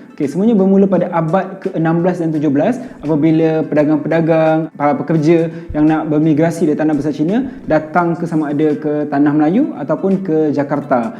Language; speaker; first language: Malay; native; Malay